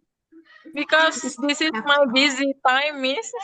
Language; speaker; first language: English; non-native, learner; Indonesian